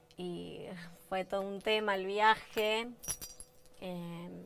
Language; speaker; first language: Spanish; native; Spanish